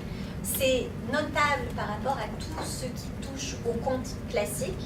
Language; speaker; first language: French; native; French